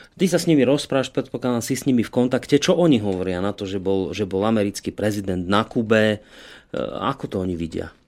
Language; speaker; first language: Slovak; native; Slovak